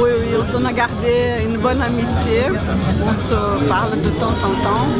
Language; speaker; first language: French; non-native, fluent; Portuguese